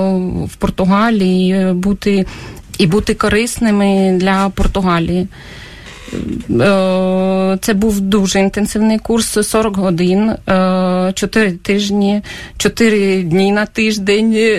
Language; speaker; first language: Ukrainian; non-native, local second language; Russian